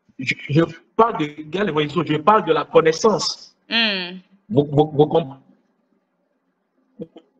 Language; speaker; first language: French; non-native, fluent; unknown